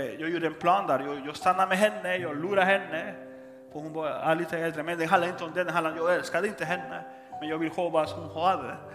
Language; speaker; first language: Swedish; non-native, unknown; Spanish